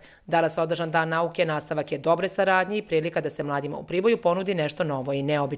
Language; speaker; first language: Bosnian; native; Bosnian